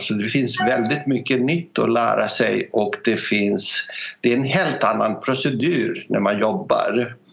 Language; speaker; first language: Swedish; non-native, fluent; Greek